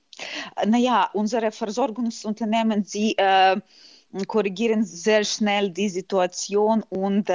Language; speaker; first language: German; non-native, fluent; Ukrainian